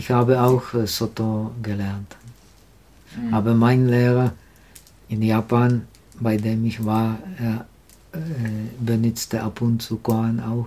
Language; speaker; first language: German; non-native, learner; Czech